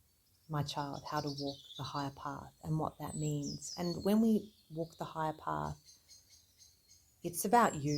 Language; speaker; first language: English; native; English